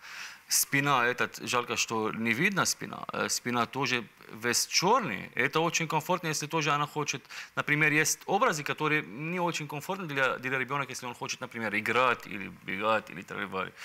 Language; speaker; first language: Russian; non-native, learner; Arabic